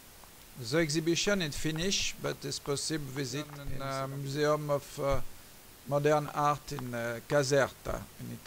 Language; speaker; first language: English; non-native, learner; French